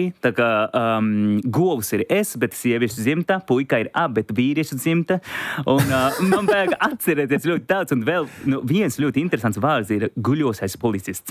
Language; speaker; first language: Latvian; non-native, learner; Japanese